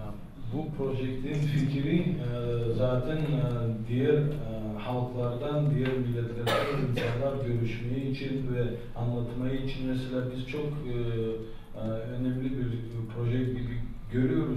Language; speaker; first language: Turkish; non-native, learner; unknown